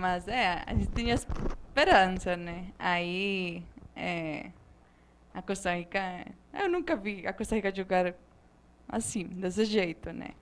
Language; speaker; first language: Portuguese; non-native, fluent; Spanish